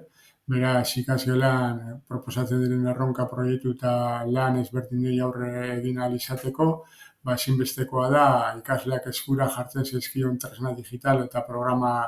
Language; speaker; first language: Basque; native; Basque